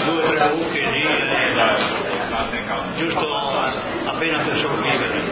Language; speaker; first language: Italian; non-native, local second language; Friulian